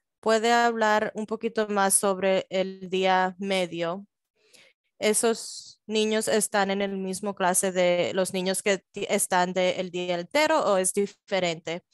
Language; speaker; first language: Spanish; early bilingual, heritage; Spanish